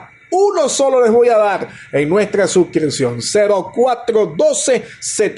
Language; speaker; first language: Spanish; native; Spanish